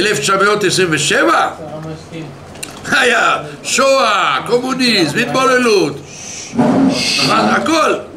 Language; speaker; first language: Hebrew; non-native, fluent; French